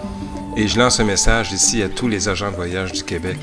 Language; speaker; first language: French; native; French